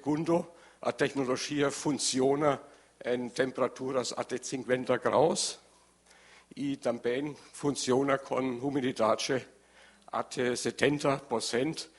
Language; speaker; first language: Portuguese; non-native, learner; German